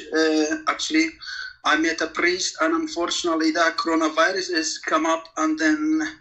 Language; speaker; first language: English; non-native, fluent; Kurdish